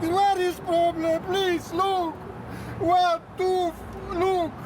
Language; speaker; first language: English; non-native, learner; Polish